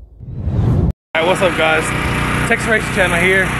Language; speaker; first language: English; native; English